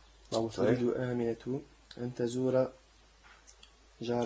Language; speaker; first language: Arabic; non-native, learner; French